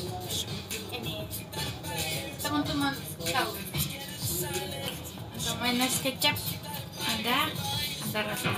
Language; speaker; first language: Indonesian; non-native, learner; Turkish